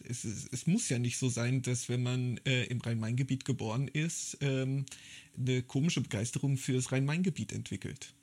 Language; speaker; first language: German; native; German